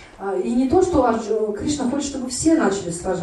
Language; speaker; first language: Russian; native; Russian